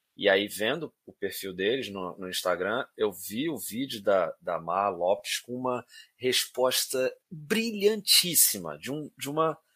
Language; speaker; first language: Portuguese; native; Portuguese